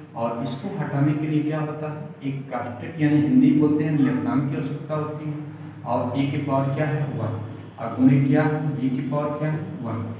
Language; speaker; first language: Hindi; native; Hindi